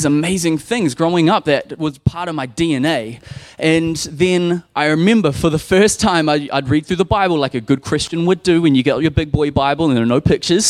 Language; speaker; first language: English; native; English